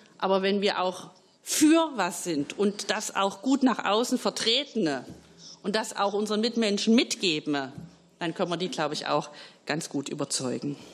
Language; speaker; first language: German; native; German